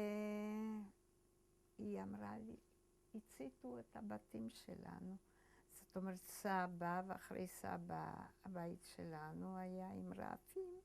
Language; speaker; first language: Hebrew; early bilingual, other home language; Polish